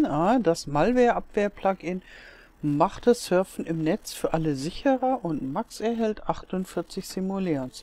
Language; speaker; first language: German; native; German